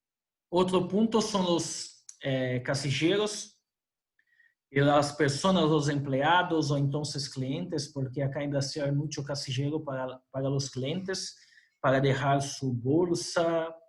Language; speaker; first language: Spanish; non-native, fluent; Portuguese